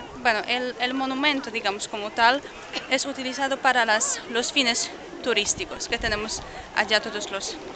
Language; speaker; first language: Spanish; non-native, fluent; Polish